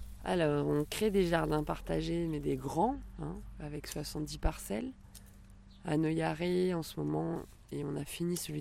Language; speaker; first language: French; native; French